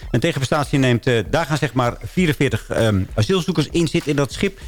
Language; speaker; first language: Dutch; native; Dutch